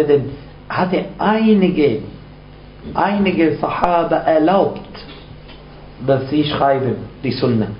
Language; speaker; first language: German; non-native, fluent; Arabic